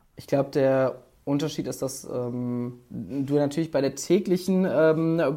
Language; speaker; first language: German; native; German